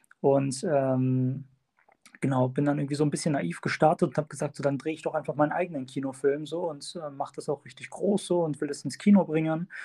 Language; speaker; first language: German; early bilingual, other home language; Turkish